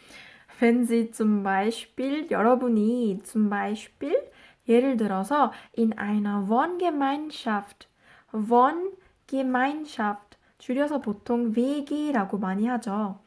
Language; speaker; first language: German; non-native, fluent; Korean